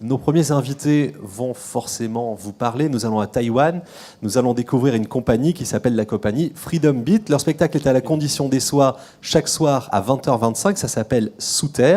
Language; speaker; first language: French; native; French